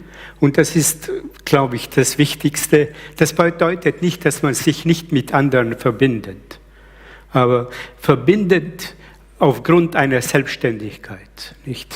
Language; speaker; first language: German; early bilingual, other home language; Slovenian